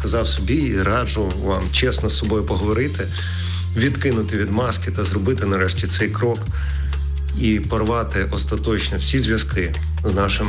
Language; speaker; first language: Ukrainian; non-native, local second language; Russian